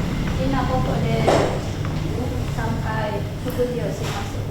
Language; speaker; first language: Japanese; non-native, learner; Indonesian